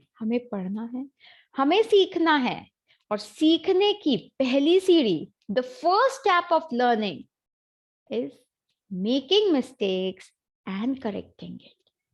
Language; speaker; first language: Hindi; native; Hindi